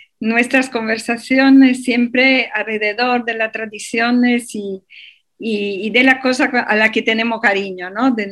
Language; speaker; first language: Spanish; non-native, fluent; Italian